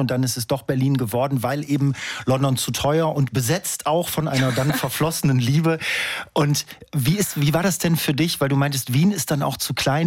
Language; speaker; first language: German; native; German